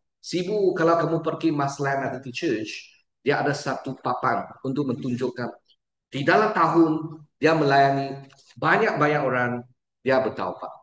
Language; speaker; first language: Malay; non-native, local second language; Chinese